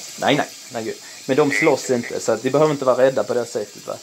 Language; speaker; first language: Swedish; native; Swedish